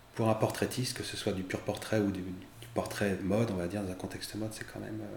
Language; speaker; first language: French; native; French